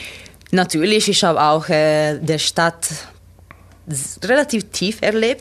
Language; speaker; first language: German; non-native, learner; Italian